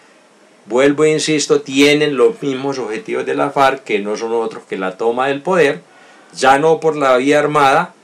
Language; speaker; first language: Spanish; native; Spanish